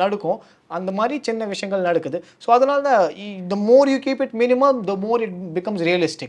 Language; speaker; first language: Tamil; non-native, learner; Kashmiri